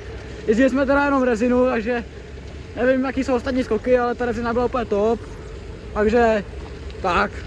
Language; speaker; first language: Czech; native; Czech